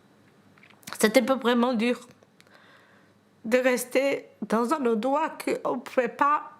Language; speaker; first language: French; non-native, learner; Portuguese